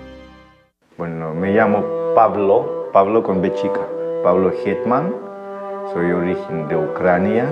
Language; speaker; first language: Spanish; non-native, fluent; Ukrainian